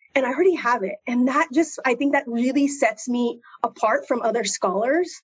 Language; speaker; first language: English; native; English